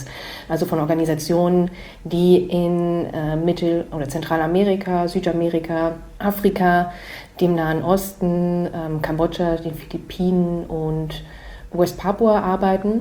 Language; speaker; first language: German; native; German